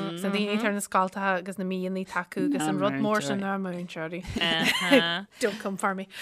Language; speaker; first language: Irish; native; Irish